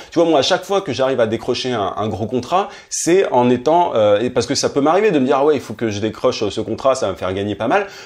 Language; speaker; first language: French; native; French